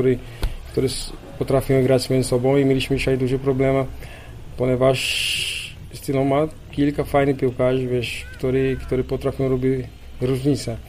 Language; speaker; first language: Polish; non-native, learner; Portuguese